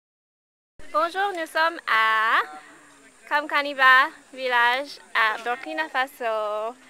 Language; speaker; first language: French; non-native, learner; English